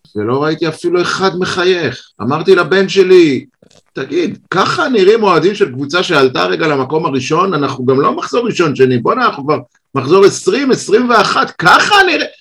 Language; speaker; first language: Hebrew; native; Hebrew